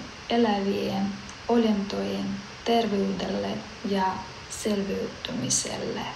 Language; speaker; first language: Finnish; non-native, learner; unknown